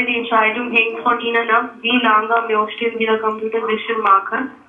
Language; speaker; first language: German; non-native, learner; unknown